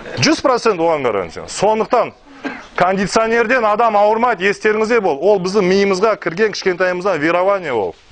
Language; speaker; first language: Kazakh; non-native, local second language; Russian